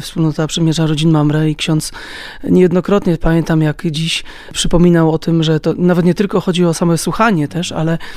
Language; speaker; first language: Polish; native; Polish